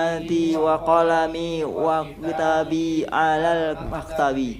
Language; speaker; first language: Arabic; non-native, learner; Indonesian